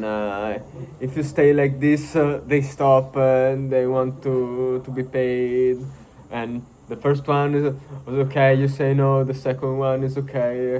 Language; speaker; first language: English; non-native, fluent; Italian